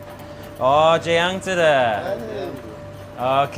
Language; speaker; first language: Chinese; non-native, learner; English